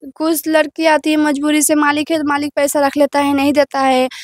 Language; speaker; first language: Hindi; native; Hindi